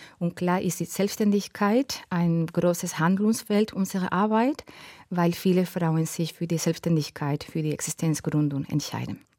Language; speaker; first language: German; non-native, fluent; Spanish